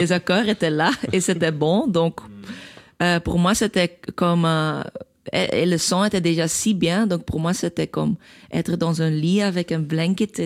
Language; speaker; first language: French; non-native, local second language; Dutch